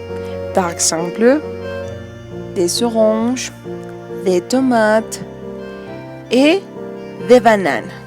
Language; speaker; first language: French; non-native, fluent; Spanish